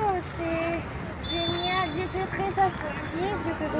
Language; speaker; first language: French; non-native, learner; Spanish